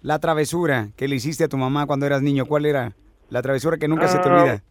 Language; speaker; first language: Spanish; native; Spanish